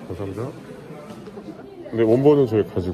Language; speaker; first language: Korean; native; Korean